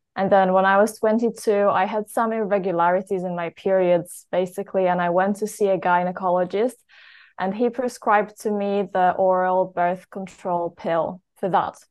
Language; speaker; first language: English; non-native, fluent; Polish